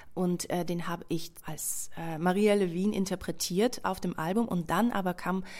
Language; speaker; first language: German; non-native, fluent; Russian